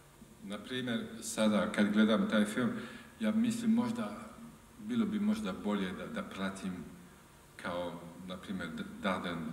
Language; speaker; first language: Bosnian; non-native, learner; French